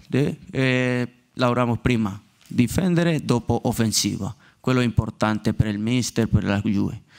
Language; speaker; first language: Italian; non-native, learner; Spanish